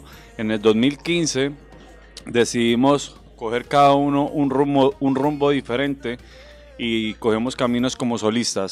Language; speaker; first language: Spanish; native; Spanish